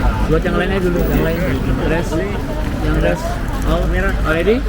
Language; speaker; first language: Indonesian; native; Indonesian